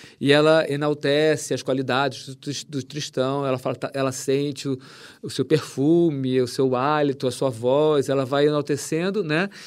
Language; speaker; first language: Portuguese; native; Portuguese